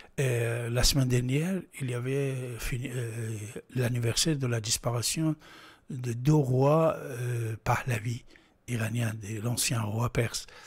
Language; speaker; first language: French; non-native, fluent; Persian